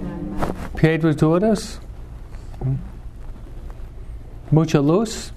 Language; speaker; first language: Spanish; non-native, fluent; English